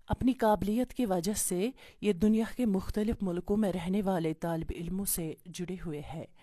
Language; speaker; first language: Urdu; non-native, local second language; Kashmiri